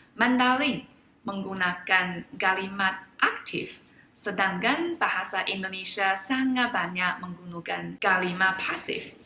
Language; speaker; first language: Indonesian; non-native, fluent; Chinese